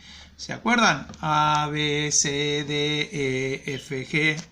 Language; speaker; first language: Spanish; native; Spanish